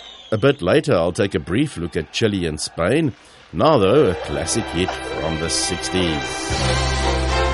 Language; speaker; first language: English; early bilingual, other home language; Afrikaans